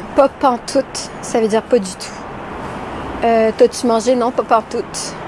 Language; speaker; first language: French; native; French